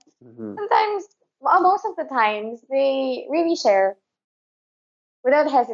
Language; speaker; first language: English; non-native, local second language; Filipino